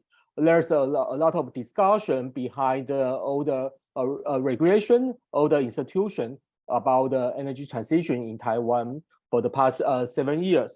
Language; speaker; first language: English; non-native, fluent; Chinese